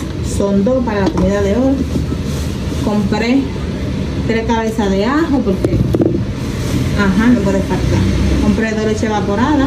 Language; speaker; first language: Spanish; native; Spanish